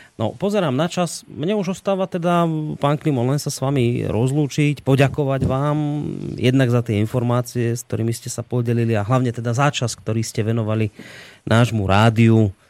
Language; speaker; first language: Slovak; native; Slovak